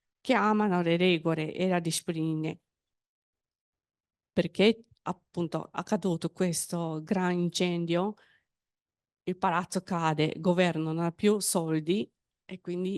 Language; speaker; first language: Italian; non-native, fluent; Japanese